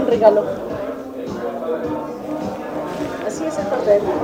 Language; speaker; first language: Spanish; non-native, fluent; German